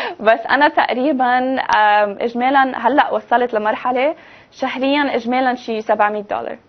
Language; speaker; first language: Arabic; early bilingual, heritage; Arabic